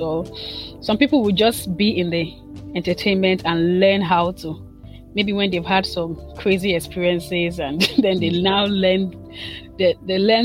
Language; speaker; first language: English; non-native, local second language; Igbo